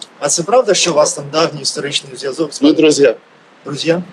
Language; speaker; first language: Ukrainian; non-native, learner; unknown